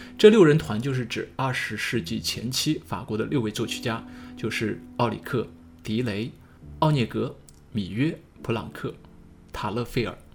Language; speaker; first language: Chinese; native; Chinese